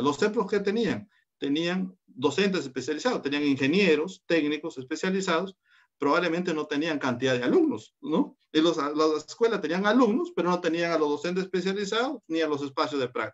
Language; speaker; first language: Spanish; native; Spanish